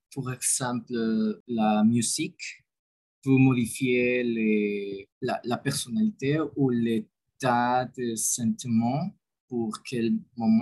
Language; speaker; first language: French; non-native, learner; Spanish